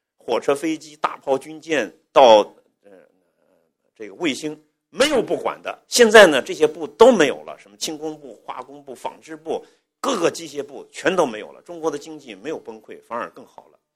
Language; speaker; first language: Chinese; native; Chinese